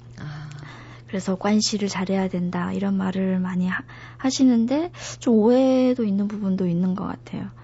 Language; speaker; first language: Korean; non-native, fluent; Chinese